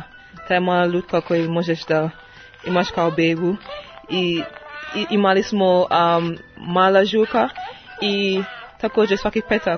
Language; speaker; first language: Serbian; non-native, learner; English